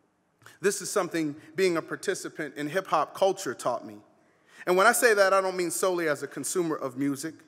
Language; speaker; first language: English; native; English